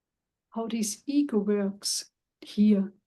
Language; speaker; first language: English; non-native, learner; German